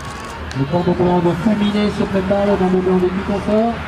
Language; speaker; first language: French; native; French